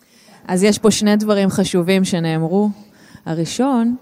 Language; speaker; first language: Hebrew; native; Hebrew